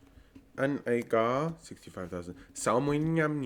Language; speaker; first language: Vietnamese; non-native, learner; English